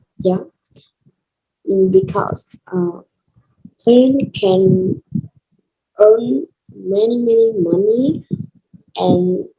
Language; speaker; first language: English; non-native, learner; Vietnamese